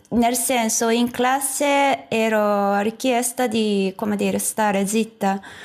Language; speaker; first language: Italian; non-native, fluent; Japanese